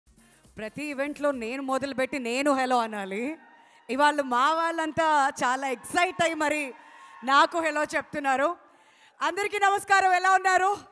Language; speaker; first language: Telugu; native; Telugu